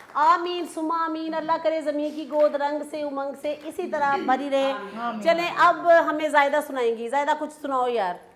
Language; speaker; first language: Urdu; native; Urdu